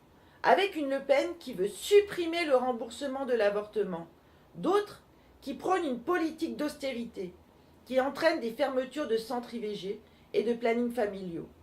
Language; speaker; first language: French; native; French